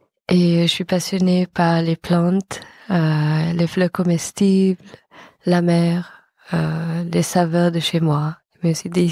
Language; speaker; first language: French; non-native, fluent; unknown